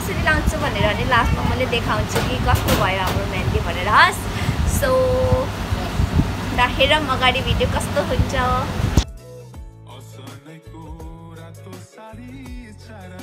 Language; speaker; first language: Nepali; early bilingual, heritage; Hindi